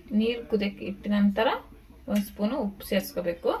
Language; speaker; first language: Kannada; native; Kannada